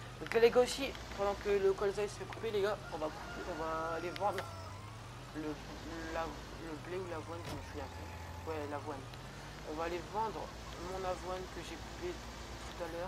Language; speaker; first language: French; native; French